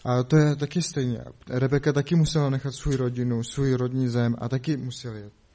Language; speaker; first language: Czech; non-native, learner; Mongolian